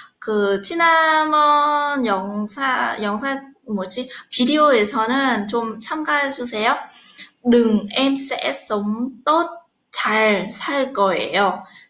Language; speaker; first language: Korean; non-native, fluent; Vietnamese